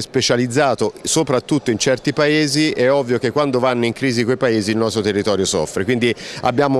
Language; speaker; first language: Italian; native; Italian